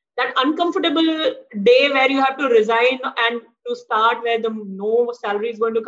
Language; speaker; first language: English; non-native, local second language; Hindi